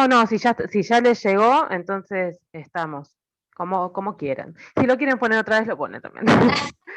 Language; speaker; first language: Spanish; native; Spanish